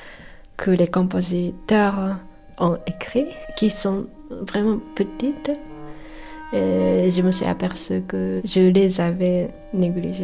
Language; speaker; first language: French; non-native, fluent; Japanese